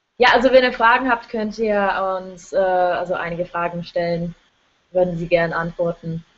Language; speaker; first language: German; non-native, fluent; English